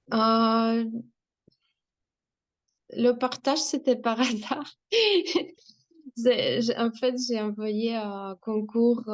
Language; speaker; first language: French; non-native, fluent; Russian